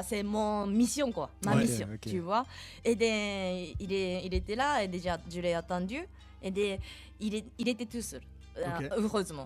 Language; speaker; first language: French; non-native, fluent; Japanese